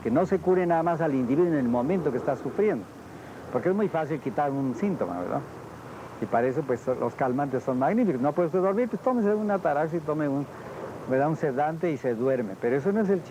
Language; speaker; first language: Spanish; native; Spanish